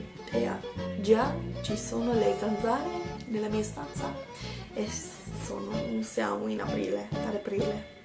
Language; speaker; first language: Italian; non-native, learner; English